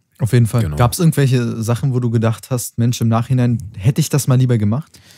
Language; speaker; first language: German; native; German